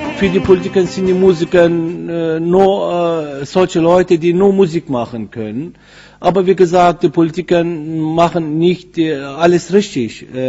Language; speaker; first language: German; non-native, learner; Kurdish